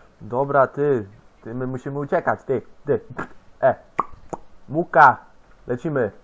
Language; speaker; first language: Polish; native; Polish